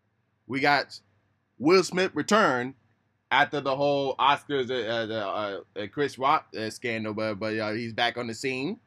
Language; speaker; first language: English; native; English